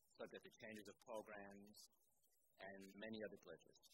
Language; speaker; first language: English; native; English